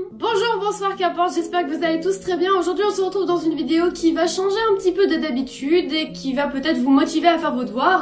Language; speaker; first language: French; native; French